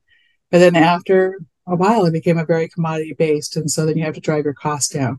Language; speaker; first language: English; native; English